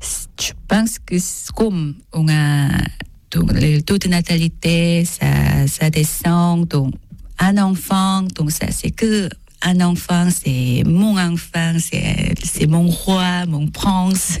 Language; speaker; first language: French; non-native, learner; Korean